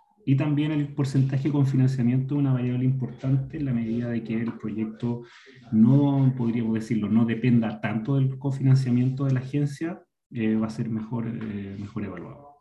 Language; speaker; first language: Spanish; native; Spanish